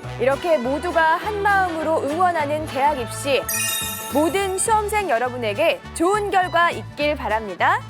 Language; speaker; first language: Korean; native; Korean